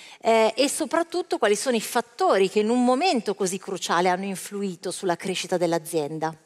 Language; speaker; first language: Italian; native; Italian